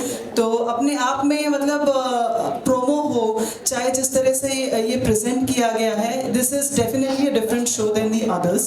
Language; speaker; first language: Hindi; native; Hindi